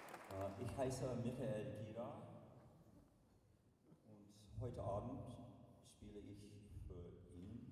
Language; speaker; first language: German; non-native, learner; English